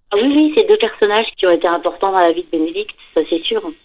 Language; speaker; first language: French; native; French